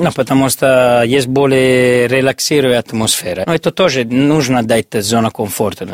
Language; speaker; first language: Russian; non-native, learner; Italian